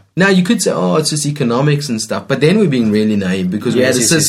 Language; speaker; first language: English; native; English